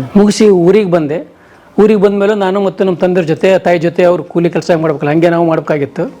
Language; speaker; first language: Kannada; native; Kannada